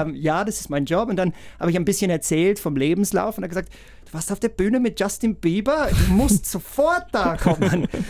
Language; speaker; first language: German; non-native, fluent; English